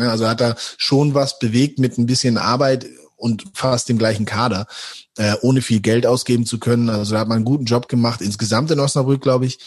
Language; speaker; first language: German; native; German